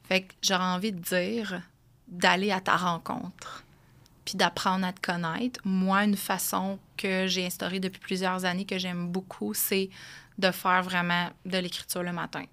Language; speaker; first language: French; native; French